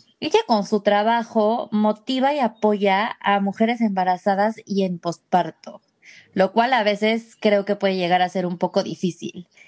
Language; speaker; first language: Spanish; native; Spanish